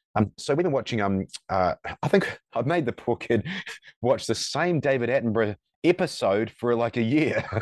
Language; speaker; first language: English; native; English